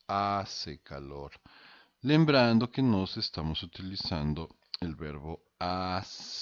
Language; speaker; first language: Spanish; non-native, fluent; Portuguese